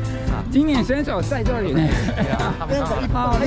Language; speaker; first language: Chinese; non-native, learner; Japanese